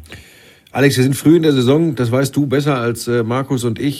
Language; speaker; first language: German; native; German